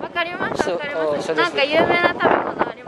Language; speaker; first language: Japanese; native; Japanese